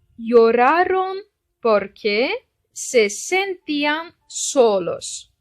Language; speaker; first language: Spanish; non-native, fluent; Turkish